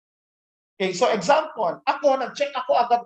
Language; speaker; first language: Filipino; native; Filipino